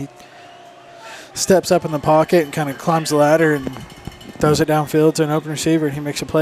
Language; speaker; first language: English; native; English